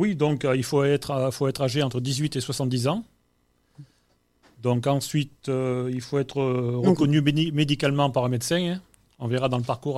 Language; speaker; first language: French; native; French